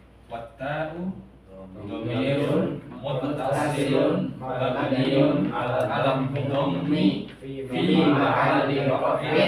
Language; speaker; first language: Arabic; non-native, fluent; Indonesian